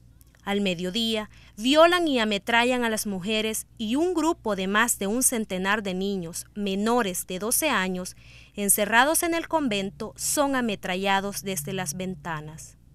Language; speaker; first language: Spanish; native; Spanish